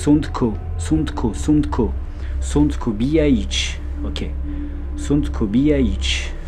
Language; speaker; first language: Romanian; non-native, learner; French